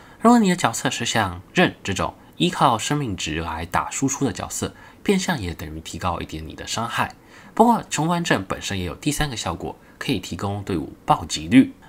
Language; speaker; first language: Chinese; native; Chinese